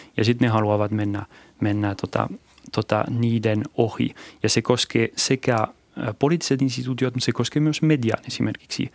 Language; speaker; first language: Finnish; non-native, fluent; French